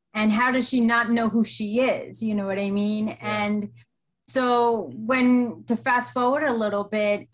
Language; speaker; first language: English; native; English